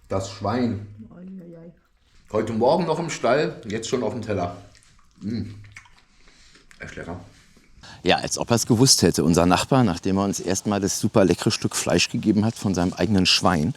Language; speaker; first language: German; native; German